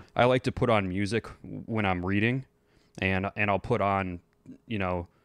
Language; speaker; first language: English; native; English